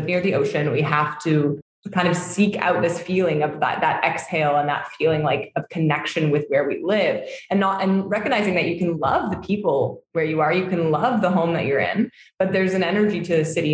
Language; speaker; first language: English; native; English